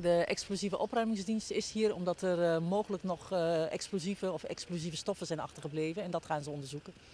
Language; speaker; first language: Dutch; native; Dutch